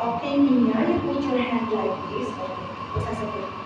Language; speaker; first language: English; non-native, local second language; Filipino